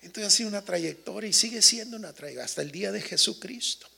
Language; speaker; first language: Spanish; early bilingual, heritage; Spanish